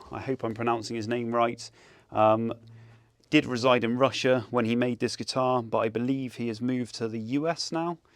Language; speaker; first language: English; native; English